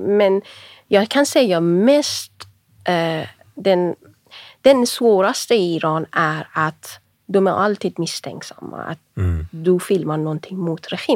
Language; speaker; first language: Swedish; non-native, fluent; Persian